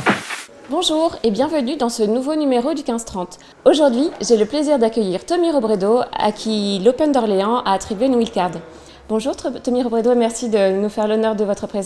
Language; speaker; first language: French; native; French